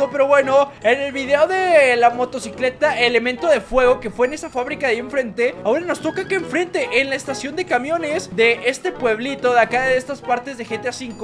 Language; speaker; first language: Spanish; native; Spanish